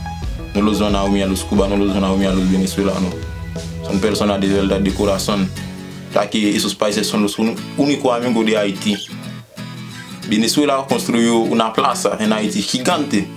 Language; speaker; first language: Spanish; non-native, fluent; Haitian Creole